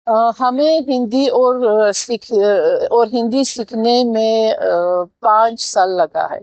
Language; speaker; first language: Hindi; non-native, fluent; Tajik